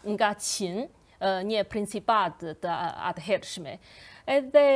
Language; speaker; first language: Albanian; non-native, fluent; Chinese